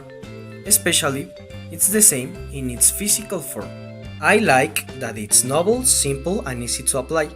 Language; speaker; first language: English; non-native, learner; Spanish